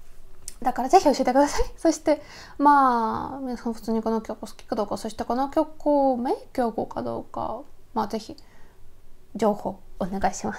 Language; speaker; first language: Japanese; non-native, learner; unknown